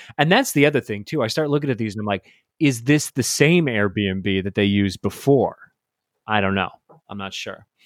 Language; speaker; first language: English; native; English